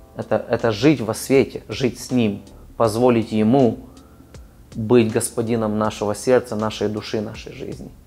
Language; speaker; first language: Russian; early bilingual, other home language; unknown